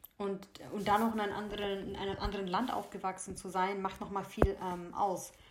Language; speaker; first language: German; early bilingual, other home language; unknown